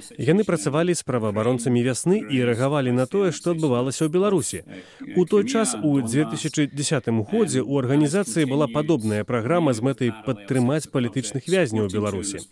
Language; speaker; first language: Belarusian; non-native, fluent; English